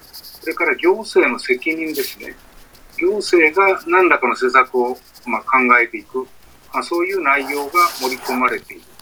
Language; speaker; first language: Japanese; native; Japanese